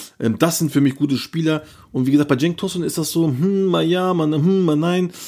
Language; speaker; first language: German; early bilingual, other home language; Turkish